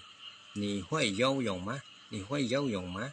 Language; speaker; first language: Chinese; non-native, fluent; Khmer